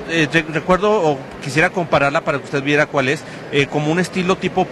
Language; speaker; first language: Spanish; native; Spanish